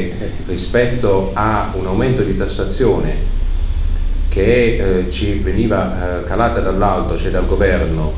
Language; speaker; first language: Italian; native; Italian